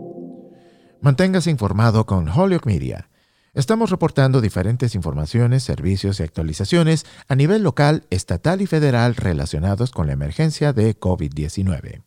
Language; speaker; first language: Spanish; native; Spanish